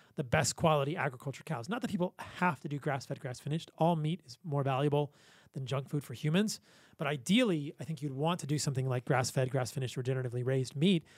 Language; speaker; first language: English; native; English